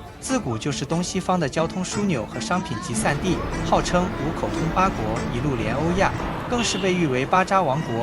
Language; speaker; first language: Chinese; native; Chinese